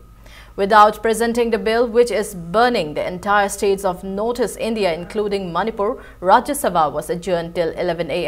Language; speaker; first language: English; non-native, local second language; Manipuri